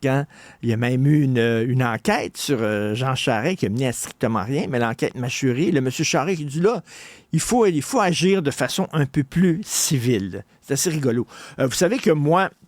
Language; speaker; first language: French; native; French